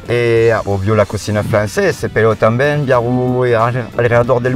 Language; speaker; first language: Spanish; non-native, learner; French